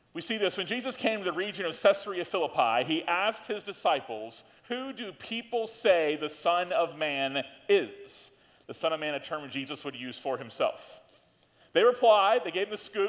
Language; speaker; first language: English; native; English